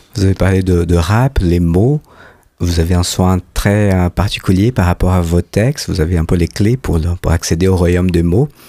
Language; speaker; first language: French; non-native, fluent; Portuguese